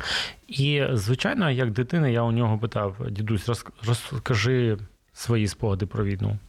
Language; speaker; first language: Ukrainian; non-native, local second language; Russian